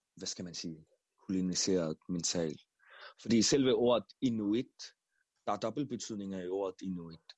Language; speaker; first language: Danish; non-native, local second language; Kalaallisut